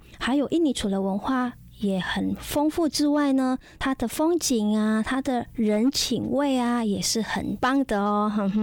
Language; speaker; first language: Chinese; non-native, fluent; Indonesian